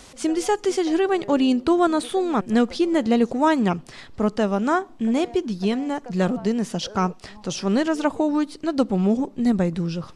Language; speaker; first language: Ukrainian; native; Ukrainian